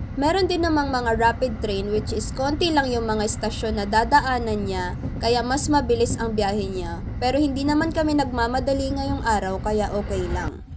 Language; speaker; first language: Filipino; native; Filipino